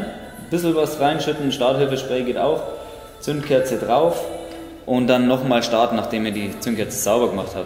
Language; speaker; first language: German; native; German